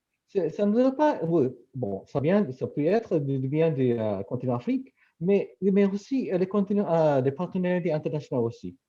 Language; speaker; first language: French; non-native, fluent; Japanese